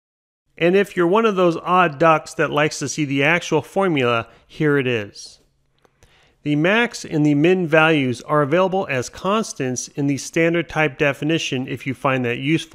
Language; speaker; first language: English; native; English